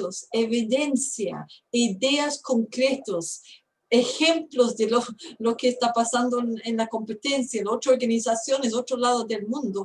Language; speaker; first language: Spanish; non-native, fluent; English